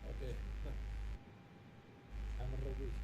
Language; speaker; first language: English; non-native, learner; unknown